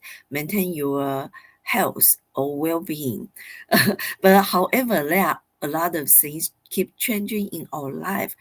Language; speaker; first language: English; non-native, fluent; Chinese